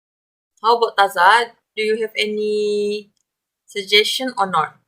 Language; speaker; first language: English; non-native, learner; Malay